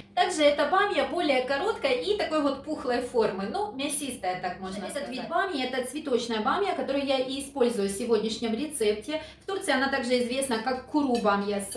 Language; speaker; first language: Russian; native; Russian